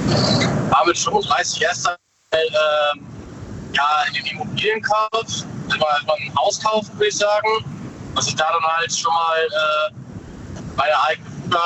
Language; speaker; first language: German; native; German